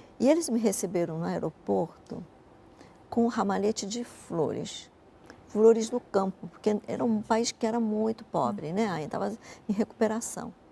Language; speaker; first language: Portuguese; early bilingual, other home language; Japanese